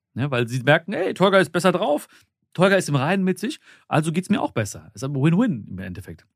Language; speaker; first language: German; early bilingual, other home language; Malayalam